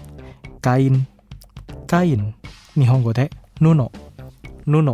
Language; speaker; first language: Japanese; non-native, fluent; Indonesian